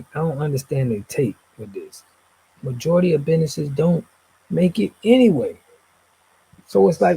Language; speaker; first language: English; native; English